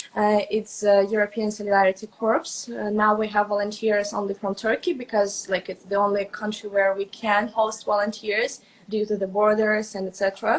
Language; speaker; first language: English; non-native, fluent; Russian